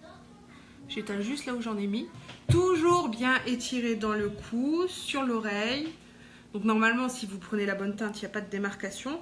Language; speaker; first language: French; native; French